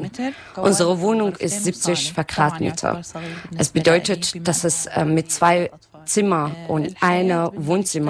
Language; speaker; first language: German; non-native, learner; Arabic